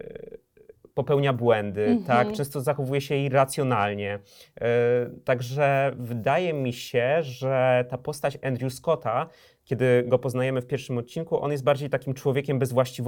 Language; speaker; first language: Polish; native; Polish